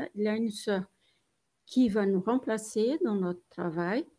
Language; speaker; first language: French; non-native, fluent; Portuguese